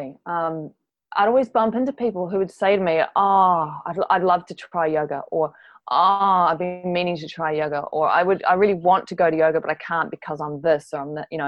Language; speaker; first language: English; native; English